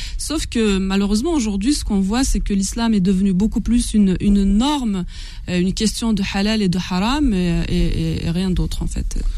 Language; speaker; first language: French; non-native, local second language; Kabyle